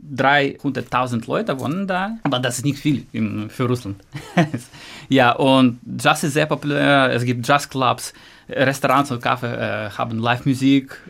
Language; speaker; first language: German; non-native, learner; Russian